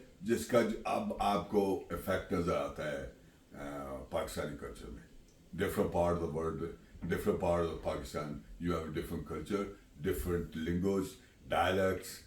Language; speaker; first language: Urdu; non-native, local second language; Punjabi